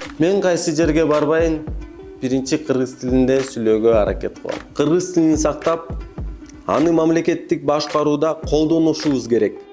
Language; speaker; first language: Kyrgyz; non-native, local second language; Russian